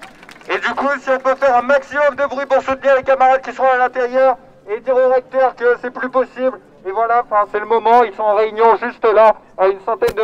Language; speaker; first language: French; native; French